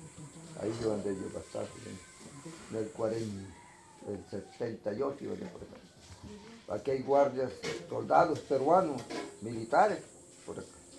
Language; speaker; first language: Spanish; non-native, local second language; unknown